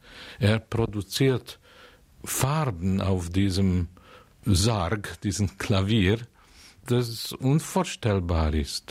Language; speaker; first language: German; non-native, fluent; Hungarian